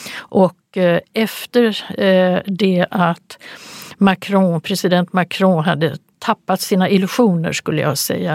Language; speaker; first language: Swedish; native; Swedish